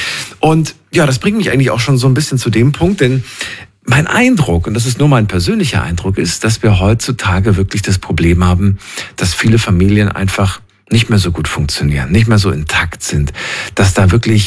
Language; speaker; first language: German; native; German